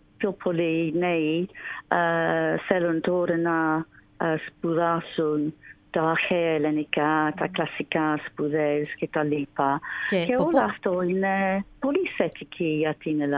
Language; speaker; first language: Greek; non-native, learner; English